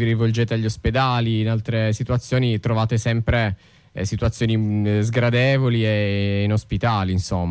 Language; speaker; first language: Italian; native; Italian